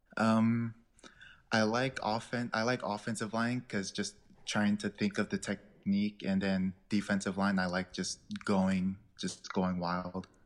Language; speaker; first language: English; native; English